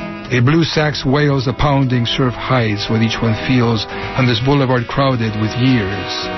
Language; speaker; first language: English; early bilingual, other home language; Spanish